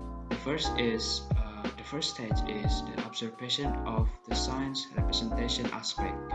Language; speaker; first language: English; non-native, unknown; Indonesian